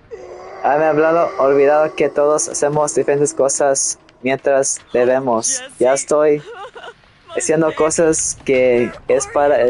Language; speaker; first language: Spanish; non-native, learner; English